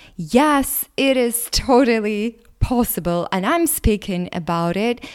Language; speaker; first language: English; non-native, fluent; Latvian